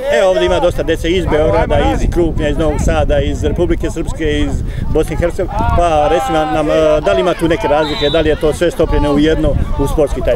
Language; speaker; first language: Serbian; native; Serbian